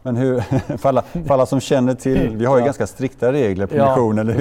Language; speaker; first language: Swedish; native; Swedish